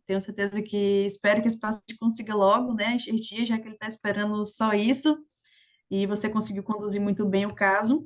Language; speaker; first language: Portuguese; native; Portuguese